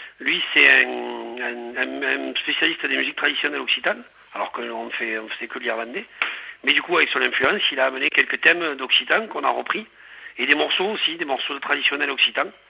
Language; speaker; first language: French; non-native, fluent; English